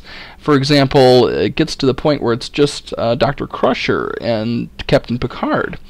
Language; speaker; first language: English; native; English